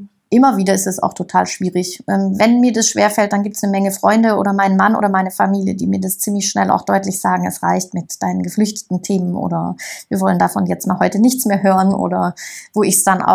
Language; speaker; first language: German; native; German